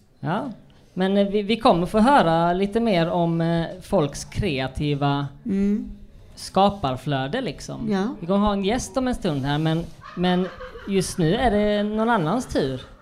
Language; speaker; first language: Swedish; native; Swedish